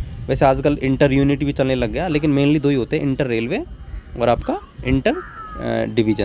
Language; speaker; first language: Hindi; native; Hindi